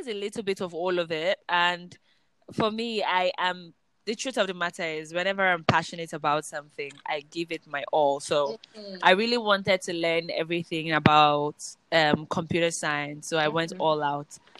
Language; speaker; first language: English; non-native, local second language; Igbo